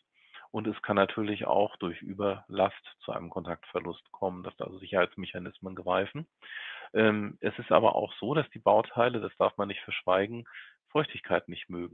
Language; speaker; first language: German; native; German